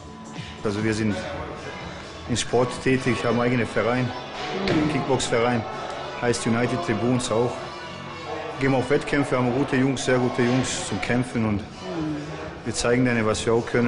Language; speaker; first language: German; early bilingual, other home language; Bosnian